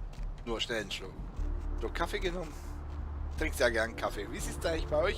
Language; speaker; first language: German; native; German